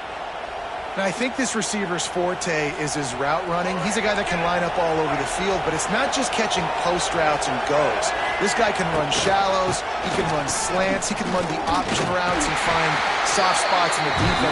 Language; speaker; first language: English; native; English